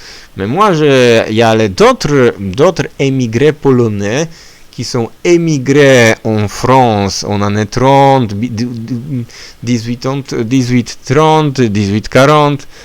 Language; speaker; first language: French; non-native, learner; Polish